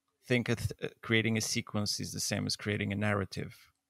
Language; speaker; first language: English; non-native, fluent; Portuguese